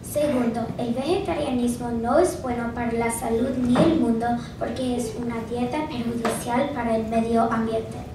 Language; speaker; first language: Spanish; non-native, learner; English